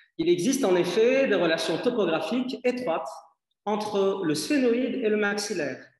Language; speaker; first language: French; non-native, local second language; Arabic